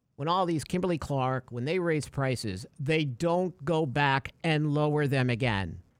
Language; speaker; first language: English; native; English